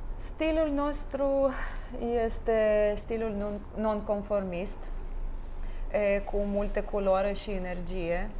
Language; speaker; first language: Romanian; non-native, learner; Russian